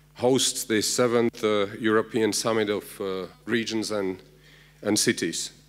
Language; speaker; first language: English; non-native, fluent; Slovak